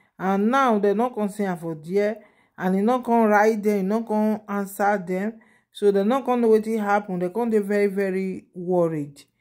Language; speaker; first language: Nigerian Pidgin; non-native, local second language; Yoruba